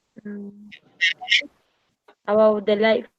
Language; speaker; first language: English; non-native, learner; Spanish